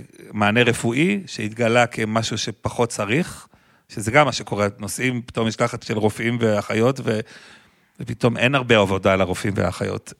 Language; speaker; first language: Hebrew; native; Hebrew